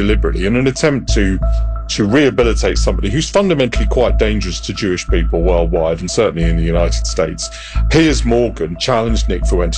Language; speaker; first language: English; native; English